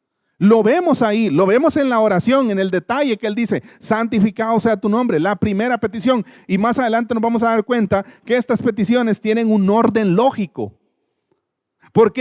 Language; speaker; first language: Spanish; native; Spanish